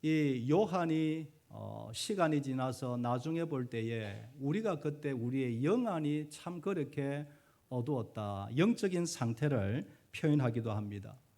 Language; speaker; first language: Korean; native; Korean